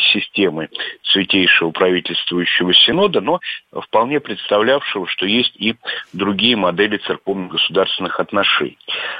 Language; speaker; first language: Russian; native; Russian